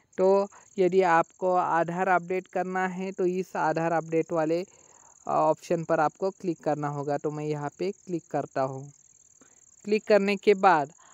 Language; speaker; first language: Hindi; non-native, local second language; Marathi